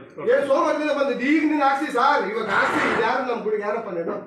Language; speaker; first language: Kannada; native; Kannada